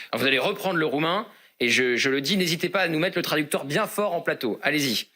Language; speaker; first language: French; native; French